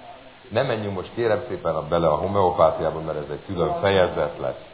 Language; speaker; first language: Hungarian; native; Hungarian